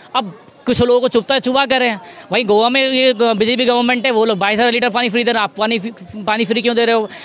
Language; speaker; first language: Hindi; native; Hindi